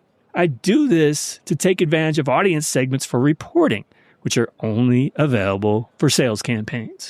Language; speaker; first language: English; native; English